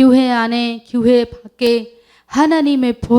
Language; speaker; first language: Korean; non-native, learner; Urdu